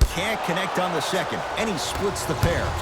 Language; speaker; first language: English; native; English